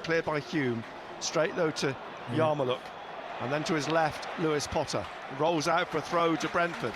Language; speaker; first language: English; native; English